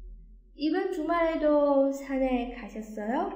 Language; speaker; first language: Korean; non-native, fluent; Chinese